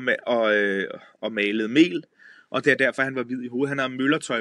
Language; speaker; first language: Danish; native; Danish